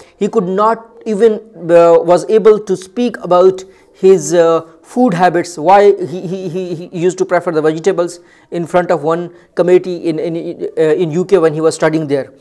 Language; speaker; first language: English; non-native, local second language; Urdu